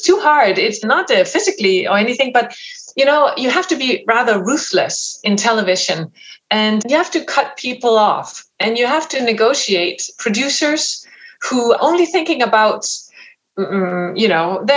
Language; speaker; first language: English; non-native, fluent; Danish